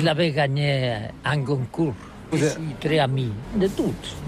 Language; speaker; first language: French; non-native, learner; Catalan